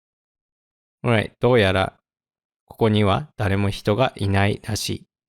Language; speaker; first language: Japanese; non-native, fluent; English